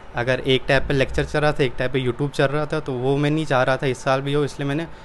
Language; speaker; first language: Hindi; native; Hindi